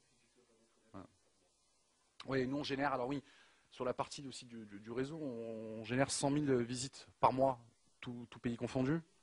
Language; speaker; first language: French; native; French